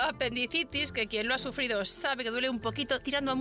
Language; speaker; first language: Spanish; native; Spanish